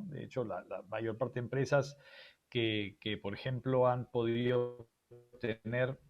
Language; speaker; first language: Spanish; native; Spanish